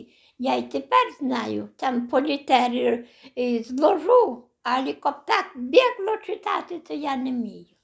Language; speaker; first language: Polish; non-native, local second language; Belarusian